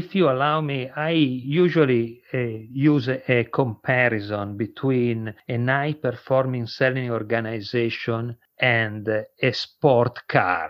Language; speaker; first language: English; non-native, fluent; Italian